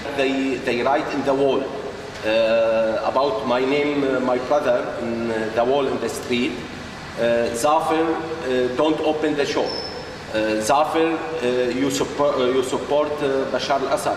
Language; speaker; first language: English; non-native, learner; Arabic